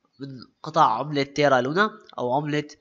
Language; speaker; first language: Arabic; native; Arabic